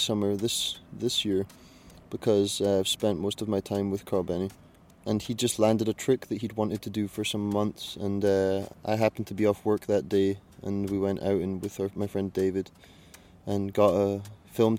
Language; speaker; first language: English; native; English